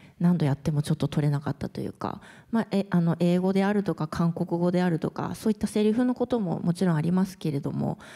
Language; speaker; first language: Japanese; native; Japanese